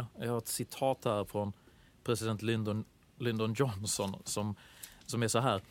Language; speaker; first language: Swedish; native; Swedish